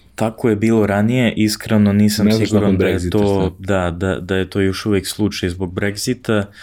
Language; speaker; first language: Serbian; non-native, fluent; English